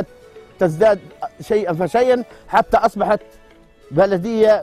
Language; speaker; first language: Arabic; native; Arabic